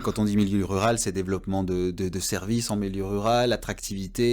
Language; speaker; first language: French; native; French